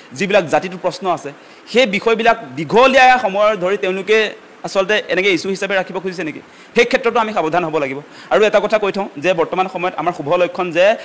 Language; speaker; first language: Assamese; native; Assamese